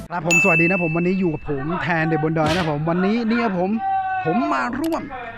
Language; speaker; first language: Thai; non-native, local second language; Akha